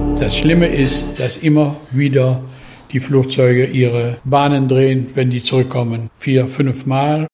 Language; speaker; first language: German; native; German